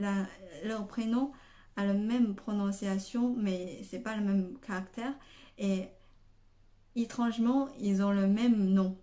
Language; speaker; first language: French; non-native, fluent; Chinese